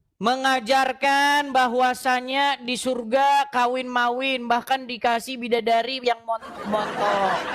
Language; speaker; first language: Indonesian; native; Indonesian